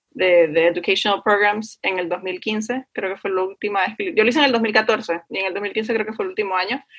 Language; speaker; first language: Spanish; native; Spanish